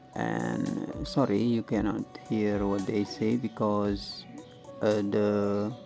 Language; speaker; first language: English; non-native, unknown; Indonesian